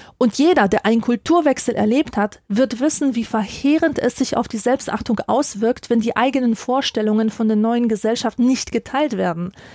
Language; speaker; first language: German; early bilingual, other home language; Polish